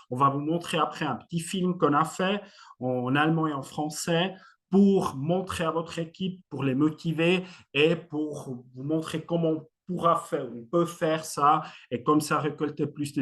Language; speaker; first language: French; non-native, local second language; German